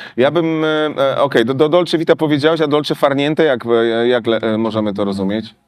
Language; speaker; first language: Polish; native; Polish